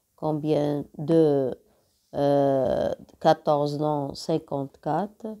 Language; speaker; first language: French; non-native, local second language; Arabic